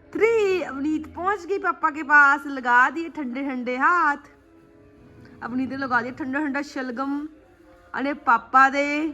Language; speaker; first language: Hindi; non-native, local second language; Punjabi